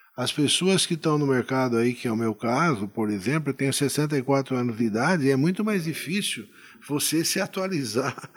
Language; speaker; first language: Portuguese; native; Portuguese